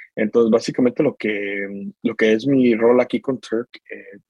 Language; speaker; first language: Spanish; early bilingual, heritage; Spanish